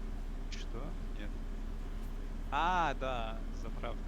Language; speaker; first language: Russian; non-native, learner; English